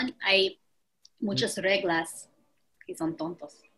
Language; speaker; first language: Spanish; non-native, fluent; English